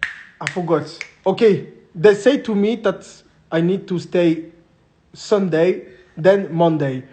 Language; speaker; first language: English; non-native, learner; French